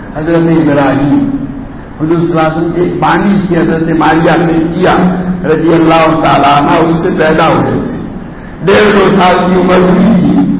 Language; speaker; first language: Urdu; non-native, local second language; Gujarati